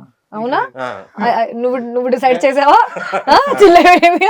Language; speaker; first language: Telugu; non-native, fluent; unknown